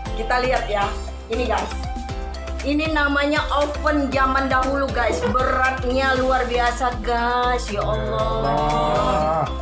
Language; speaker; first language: Indonesian; native; Indonesian